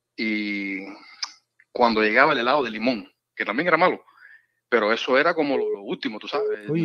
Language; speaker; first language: Spanish; native; Spanish